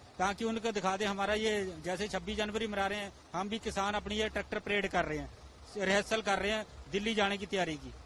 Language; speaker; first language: Hindi; non-native, local second language; Punjabi